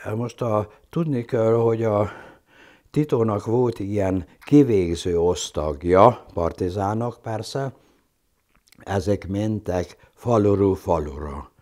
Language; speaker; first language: Hungarian; non-native, local second language; German